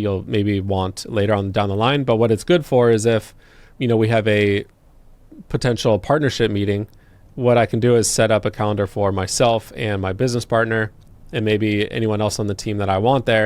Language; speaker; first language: English; native; English